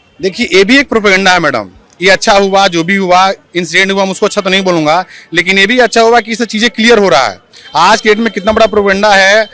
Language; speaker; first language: Hindi; native; Hindi